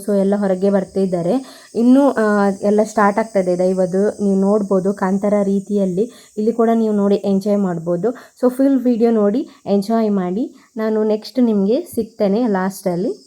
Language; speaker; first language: Kannada; non-native, local second language; Tulu